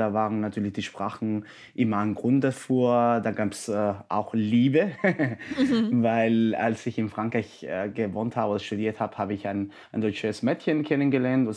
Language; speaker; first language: German; non-native, fluent; Spanish